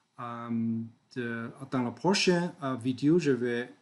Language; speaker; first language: French; non-native, learner; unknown